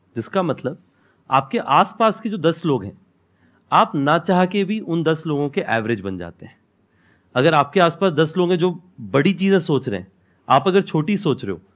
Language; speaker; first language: Hindi; non-native, local second language; Odia